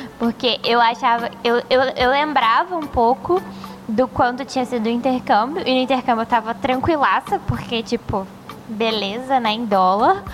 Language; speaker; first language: Portuguese; native; Portuguese